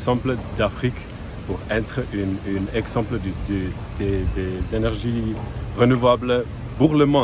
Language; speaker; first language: French; non-native, fluent; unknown